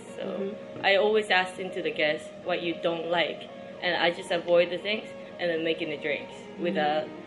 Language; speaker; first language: English; non-native, fluent; Japanese